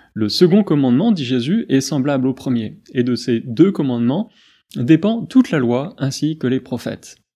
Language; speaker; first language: French; native; French